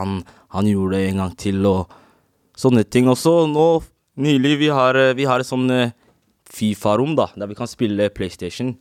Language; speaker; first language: Norwegian; native; Norwegian